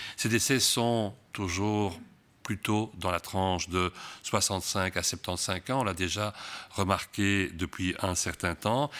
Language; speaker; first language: French; native; French